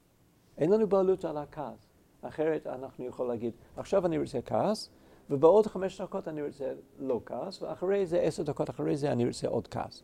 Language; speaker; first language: Hebrew; non-native, fluent; English